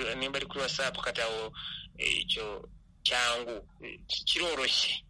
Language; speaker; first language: Kinyarwanda; early bilingual, heritage; Kinyarwanda